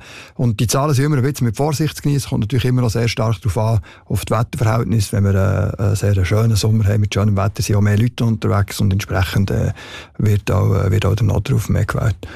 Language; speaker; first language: German; native; German